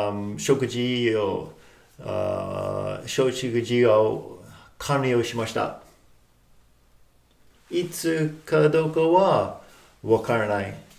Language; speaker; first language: Japanese; non-native, fluent; English